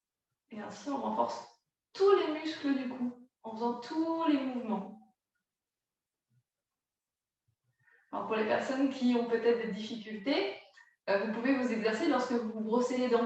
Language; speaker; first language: French; native; French